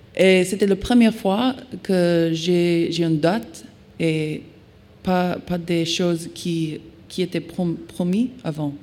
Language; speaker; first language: French; non-native, learner; English